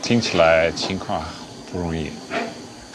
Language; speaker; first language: Chinese; non-native, fluent; Dutch